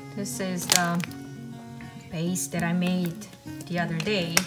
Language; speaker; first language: English; non-native, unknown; Korean